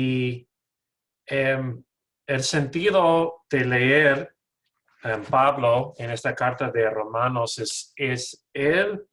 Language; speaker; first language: Spanish; non-native, learner; English